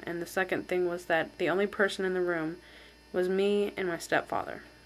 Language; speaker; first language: English; native; English